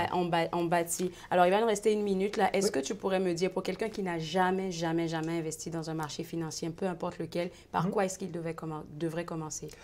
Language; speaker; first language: French; native; French